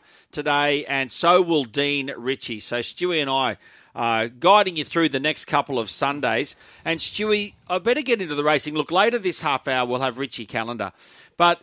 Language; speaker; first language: English; native; English